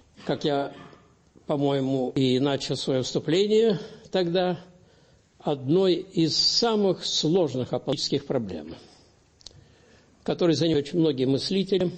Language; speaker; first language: Russian; native; Russian